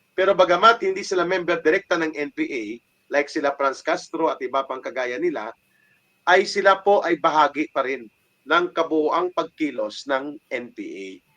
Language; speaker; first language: Filipino; non-native, local second language; Hiligaynon